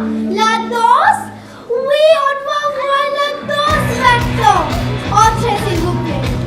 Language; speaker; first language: French; non-native, learner; Bangla